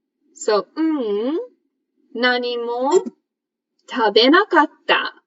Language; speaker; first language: Japanese; non-native, fluent; English